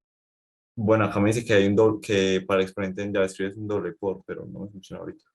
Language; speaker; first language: Spanish; native; Spanish